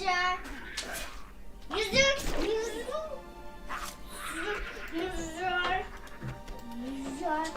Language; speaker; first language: Russian; early bilingual, other home language; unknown